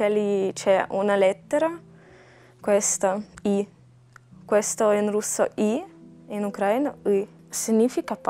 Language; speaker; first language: Italian; non-native, learner; Ukrainian